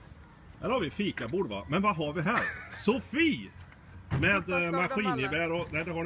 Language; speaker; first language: Swedish; native; Swedish